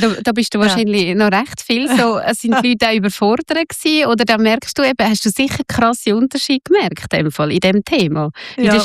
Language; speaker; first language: German; native; German